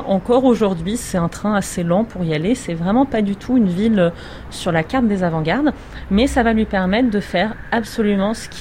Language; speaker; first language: French; native; French